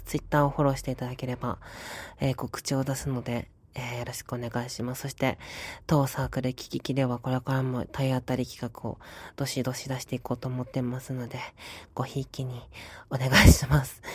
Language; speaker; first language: Japanese; native; Japanese